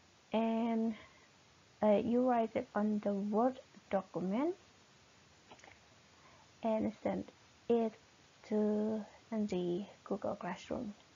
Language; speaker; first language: English; non-native, fluent; Indonesian